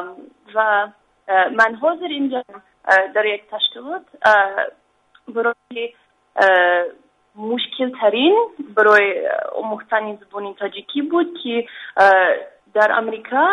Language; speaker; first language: Persian; non-native, learner; English